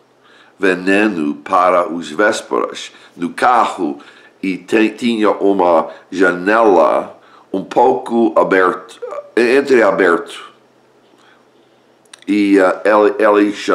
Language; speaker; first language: Portuguese; non-native, learner; English